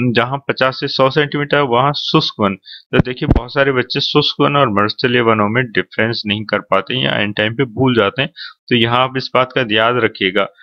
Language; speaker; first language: Hindi; native; Hindi